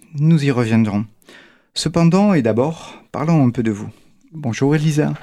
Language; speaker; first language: French; native; French